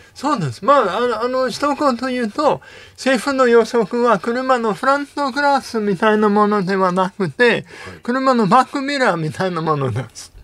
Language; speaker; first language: Japanese; non-native, fluent; English